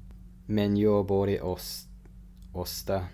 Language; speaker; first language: Swedish; non-native, learner; English